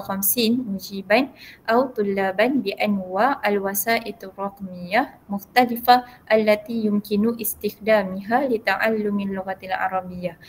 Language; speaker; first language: Arabic; non-native, learner; Malay